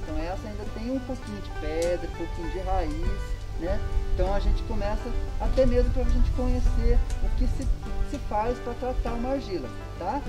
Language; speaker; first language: Portuguese; native; Portuguese